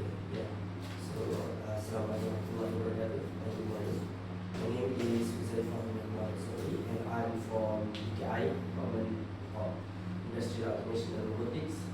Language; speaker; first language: English; non-native, learner; Malay